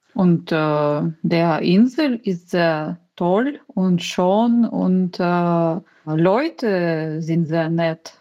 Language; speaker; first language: German; non-native, learner; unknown